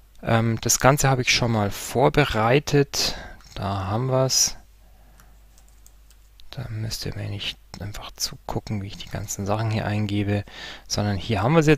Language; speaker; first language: German; native; German